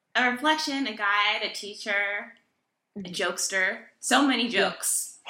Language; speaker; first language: English; native; English